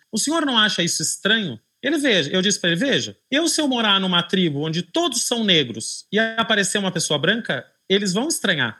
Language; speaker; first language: Portuguese; native; Portuguese